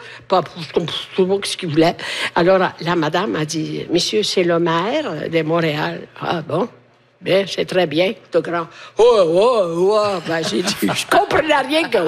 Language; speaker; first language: French; native; French